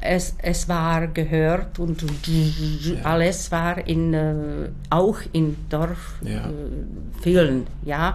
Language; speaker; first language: German; non-native, learner; Czech